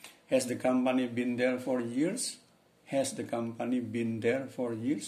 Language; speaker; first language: English; non-native, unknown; Indonesian